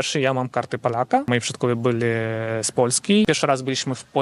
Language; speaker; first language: Polish; non-native, fluent; Russian